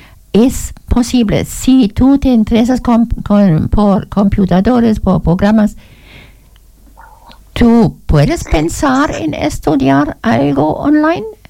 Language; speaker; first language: Spanish; non-native, learner; German